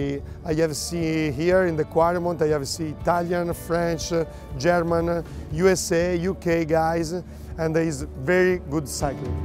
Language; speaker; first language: English; non-native, learner; Italian